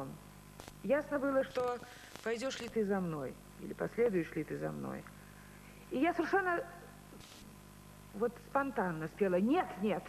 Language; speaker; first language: Russian; native; Russian